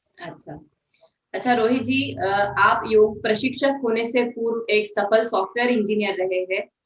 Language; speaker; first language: Hindi; non-native, local second language; Marathi